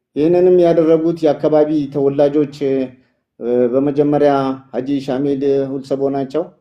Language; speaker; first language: Amharic; non-native, local second language; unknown